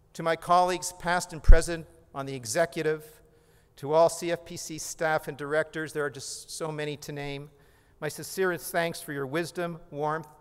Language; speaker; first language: English; native; English